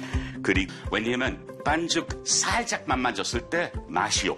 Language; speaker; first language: Korean; non-native, learner; English